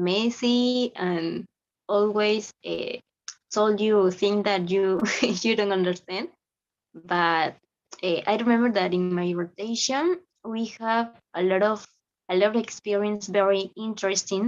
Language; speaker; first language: English; non-native, learner; Spanish